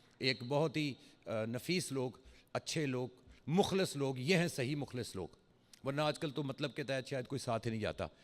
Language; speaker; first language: Urdu; early bilingual, heritage; Urdu